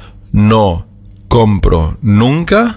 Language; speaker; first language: Spanish; non-native, fluent; German